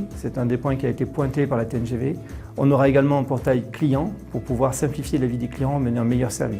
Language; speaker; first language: French; native; French